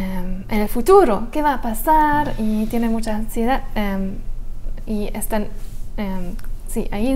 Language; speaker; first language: Spanish; non-native, fluent; German